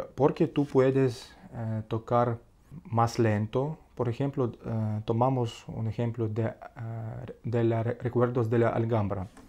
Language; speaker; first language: Spanish; non-native, learner; Russian